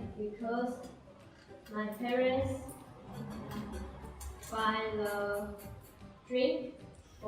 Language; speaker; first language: English; non-native, learner; Chinese